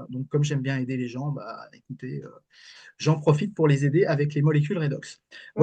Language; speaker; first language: French; native; French